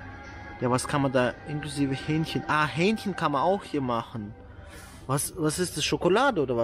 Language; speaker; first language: German; native; German